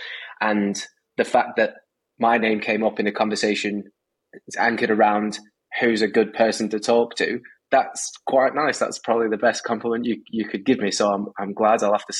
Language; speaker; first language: English; native; English